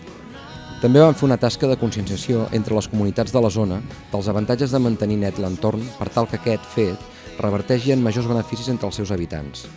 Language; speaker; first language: Catalan; native; Catalan